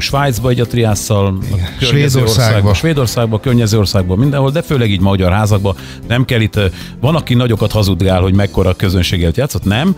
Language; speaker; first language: Hungarian; native; Hungarian